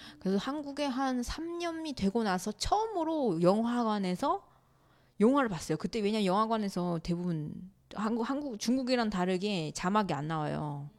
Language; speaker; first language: Korean; non-native, fluent; Chinese